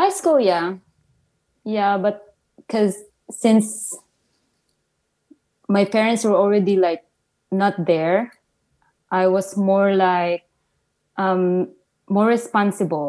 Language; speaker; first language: English; non-native, local second language; Filipino